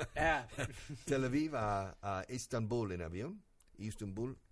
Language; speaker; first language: Spanish; non-native, fluent; English